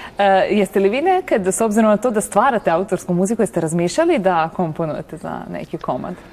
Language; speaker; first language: Serbian; native; Serbian